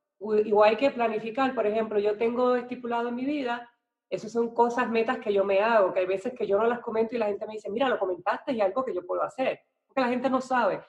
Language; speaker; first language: Spanish; native; Spanish